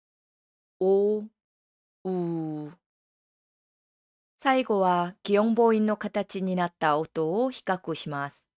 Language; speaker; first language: Japanese; non-native, fluent; Korean